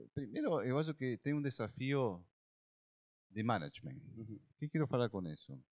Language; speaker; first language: Portuguese; non-native, learner; Spanish